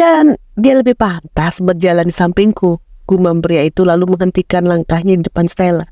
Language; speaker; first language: Indonesian; native; Indonesian